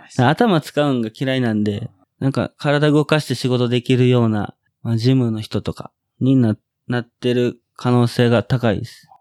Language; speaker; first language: Japanese; native; Japanese